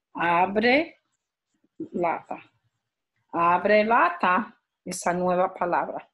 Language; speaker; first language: Spanish; early bilingual, heritage; Spanish